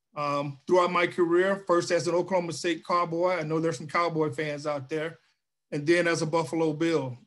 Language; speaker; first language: English; native; English